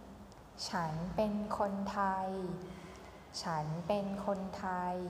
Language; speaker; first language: Thai; non-native, fluent; Chinese